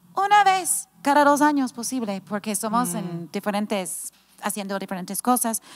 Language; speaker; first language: Spanish; non-native, fluent; English